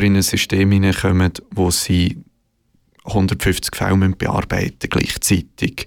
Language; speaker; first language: German; native; German